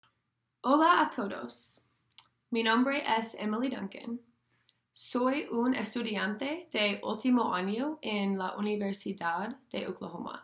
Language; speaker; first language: Spanish; non-native, learner; English